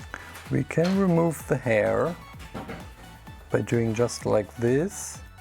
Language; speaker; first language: English; non-native, fluent; German